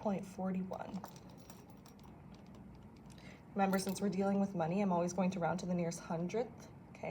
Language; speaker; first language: English; native; English